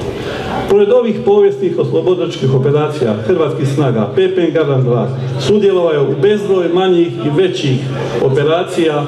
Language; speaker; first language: Croatian; native; Croatian